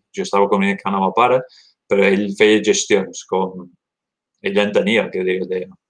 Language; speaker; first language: Catalan; early bilingual, heritage; Catalan